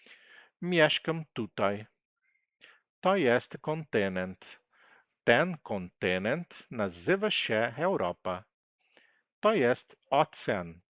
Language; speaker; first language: Polish; non-native, learner; Portuguese